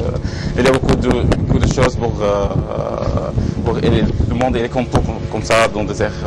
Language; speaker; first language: French; non-native, learner; Arabic